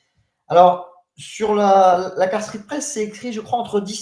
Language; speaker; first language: French; native; French